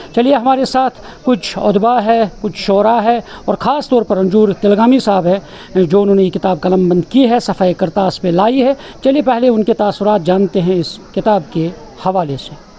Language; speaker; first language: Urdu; non-native, local second language; Kashmiri